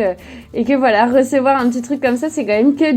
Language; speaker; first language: French; native; French